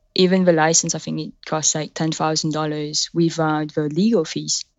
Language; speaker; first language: English; non-native, fluent; French